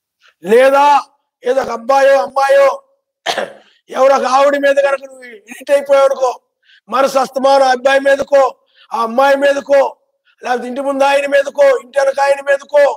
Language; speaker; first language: Telugu; native; Telugu